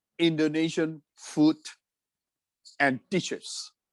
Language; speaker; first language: English; non-native, fluent; Cantonese